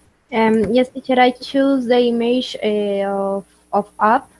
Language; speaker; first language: English; non-native, learner; Spanish